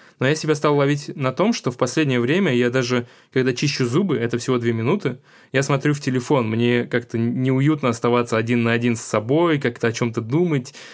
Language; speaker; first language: Russian; native; Russian